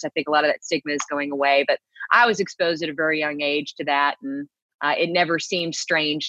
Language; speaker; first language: English; native; English